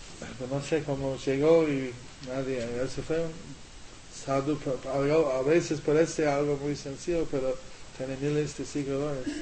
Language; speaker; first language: Spanish; non-native, learner; English